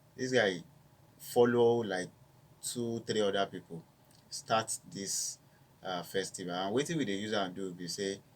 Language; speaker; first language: Nigerian Pidgin; non-native, local second language; Yoruba